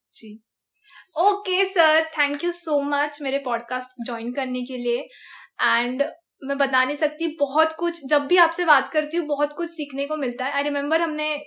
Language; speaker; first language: Hindi; non-native, local second language; Marathi